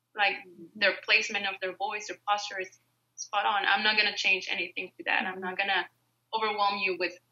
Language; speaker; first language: English; non-native, fluent; Spanish